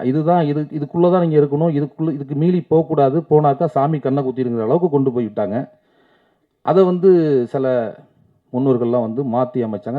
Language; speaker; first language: Tamil; native; Tamil